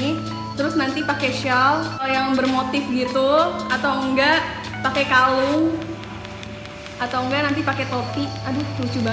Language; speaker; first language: Indonesian; native; Indonesian